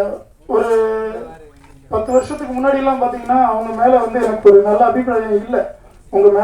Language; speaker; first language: Tamil; native; Tamil